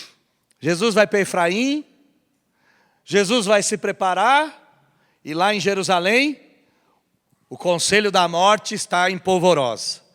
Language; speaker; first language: Portuguese; native; Portuguese